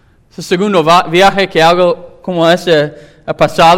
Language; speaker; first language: Spanish; non-native, fluent; English